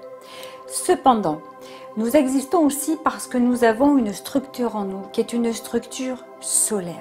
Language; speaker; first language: French; native; French